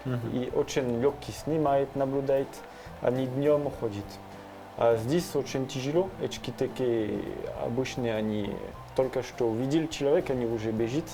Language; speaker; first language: Russian; non-native, learner; French